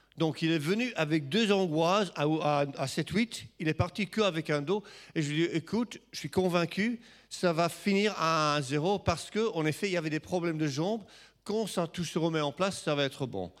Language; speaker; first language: French; non-native, fluent; English